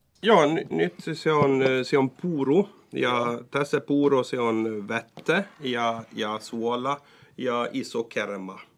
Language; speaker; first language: Finnish; non-native, local second language; Swedish